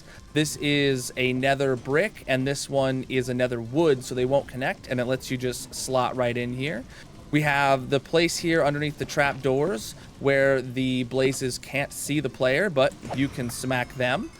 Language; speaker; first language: English; native; English